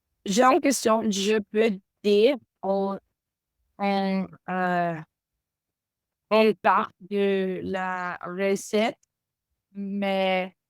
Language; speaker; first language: French; non-native, learner; Spanish